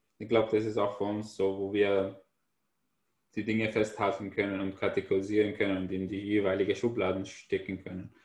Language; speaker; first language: German; non-native, fluent; Arabic